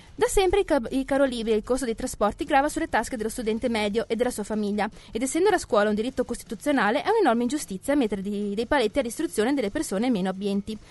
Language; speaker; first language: Italian; native; Italian